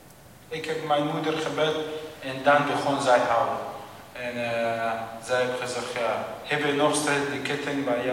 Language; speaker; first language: Dutch; non-native, fluent; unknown